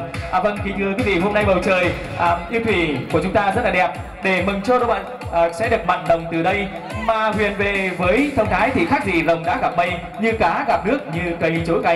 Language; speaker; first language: Vietnamese; native; Vietnamese